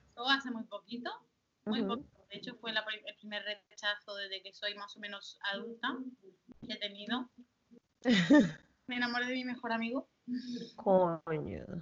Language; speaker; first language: Spanish; native; Spanish